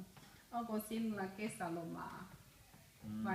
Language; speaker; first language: Finnish; non-native, learner; Chinese